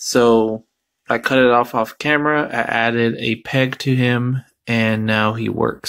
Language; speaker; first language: English; native; English